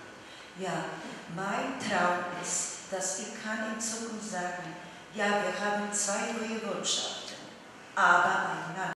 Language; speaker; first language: German; non-native, fluent; Polish